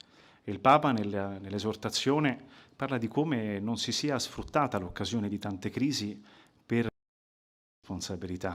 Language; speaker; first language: Italian; native; Italian